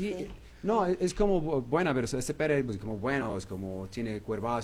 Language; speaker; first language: Spanish; non-native, learner; Arabic